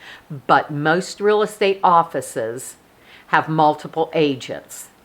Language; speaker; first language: English; native; English